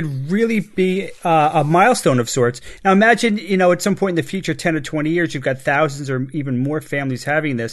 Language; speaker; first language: English; native; English